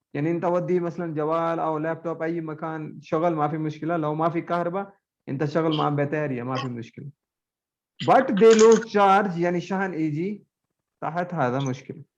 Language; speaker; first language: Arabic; non-native, learner; Urdu